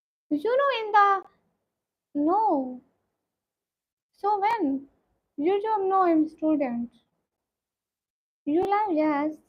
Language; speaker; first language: English; non-native, learner; Punjabi